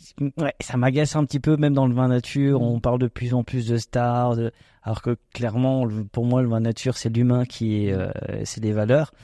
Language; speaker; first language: French; native; French